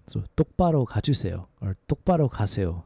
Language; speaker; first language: Korean; non-native, fluent; English